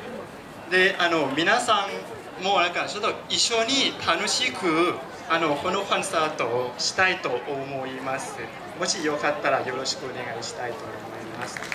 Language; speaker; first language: Japanese; non-native, learner; Thai